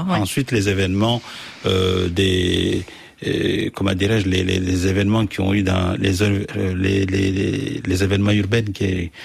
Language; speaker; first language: French; non-native, local second language; Comorian